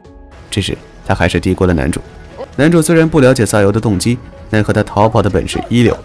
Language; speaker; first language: Chinese; native; Chinese